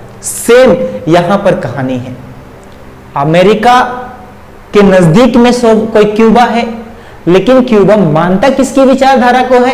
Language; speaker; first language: Hindi; native; Hindi